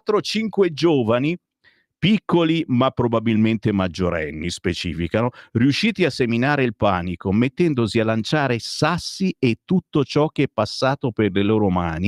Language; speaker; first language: Italian; native; Italian